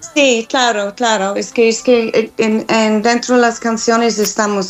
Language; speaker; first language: Spanish; non-native, learner; English